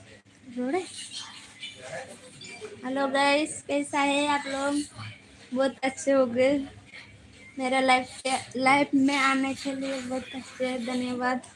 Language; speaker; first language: Hindi; non-native, local second language; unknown